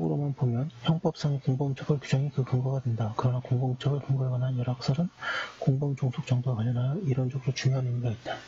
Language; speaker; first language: Korean; native; Korean